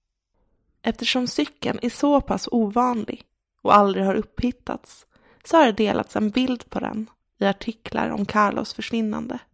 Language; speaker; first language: Swedish; native; Swedish